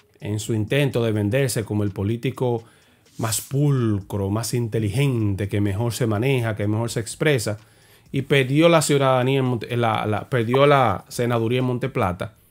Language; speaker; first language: Spanish; native; Spanish